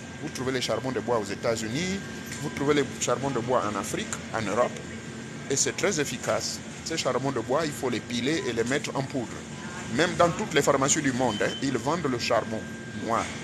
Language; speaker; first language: French; native; French